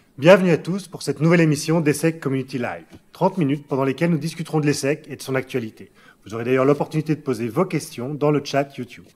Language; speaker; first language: French; native; French